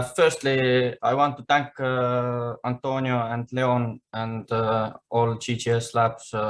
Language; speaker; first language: English; non-native, fluent; Estonian